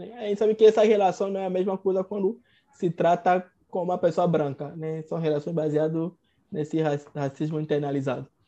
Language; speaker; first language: Portuguese; non-native, fluent; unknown